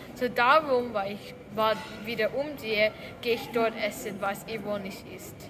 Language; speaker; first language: German; non-native, learner; English